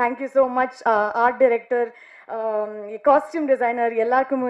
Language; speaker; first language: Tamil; non-native, learner; Kannada